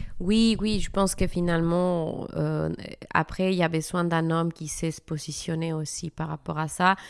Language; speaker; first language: French; non-native, fluent; Spanish